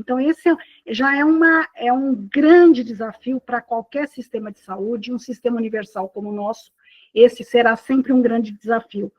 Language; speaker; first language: Portuguese; native; Portuguese